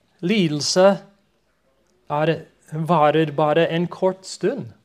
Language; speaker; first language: Norwegian; non-native, fluent; English